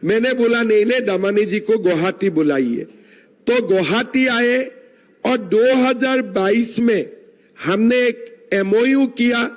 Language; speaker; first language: Hindi; non-native, local second language; Assamese